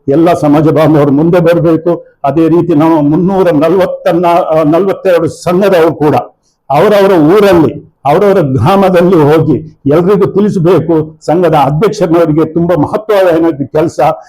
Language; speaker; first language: Kannada; non-native, local second language; Tulu